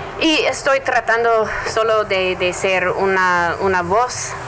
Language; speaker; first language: Spanish; non-native, learner; English